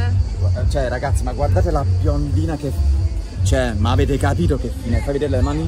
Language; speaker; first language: Italian; native; Italian